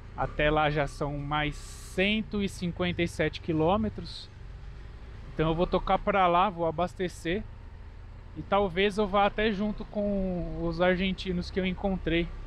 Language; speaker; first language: Portuguese; native; Portuguese